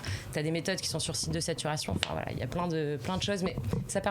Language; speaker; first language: French; native; French